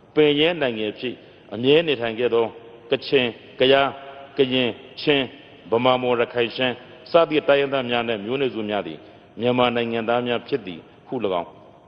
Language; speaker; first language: Burmese; non-native, local second language; Rohingya